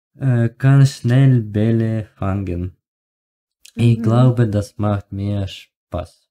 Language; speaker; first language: German; non-native, learner; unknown